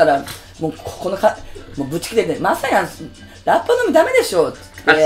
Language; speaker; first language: Japanese; native; Japanese